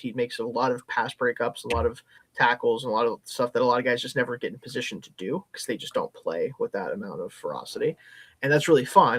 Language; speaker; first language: English; native; English